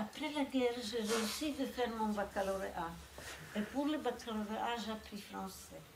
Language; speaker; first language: French; non-native, fluent; Polish